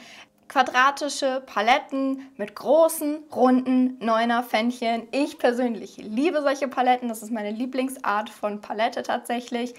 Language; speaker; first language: German; native; German